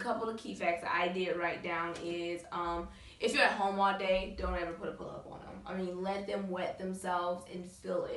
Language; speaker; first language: English; native; English